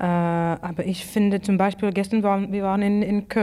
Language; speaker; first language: German; non-native, fluent; English